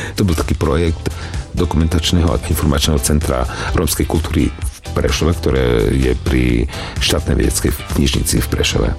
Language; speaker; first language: Slovak; non-native, local second language; Romany